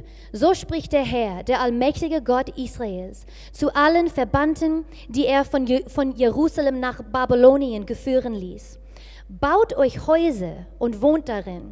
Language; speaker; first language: German; non-native, fluent; English